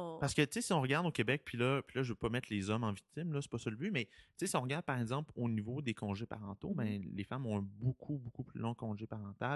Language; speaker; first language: French; native; French